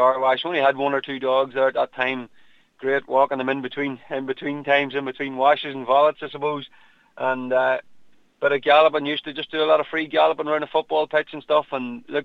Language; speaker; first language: English; native; English